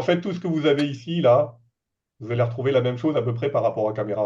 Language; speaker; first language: French; native; French